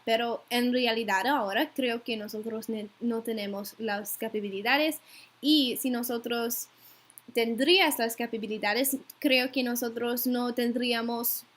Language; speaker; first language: Spanish; non-native, learner; English